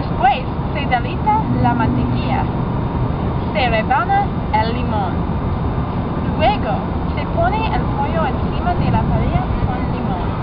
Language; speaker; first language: Spanish; non-native, learner; English